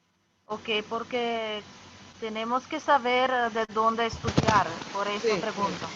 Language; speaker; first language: Spanish; non-native, fluent; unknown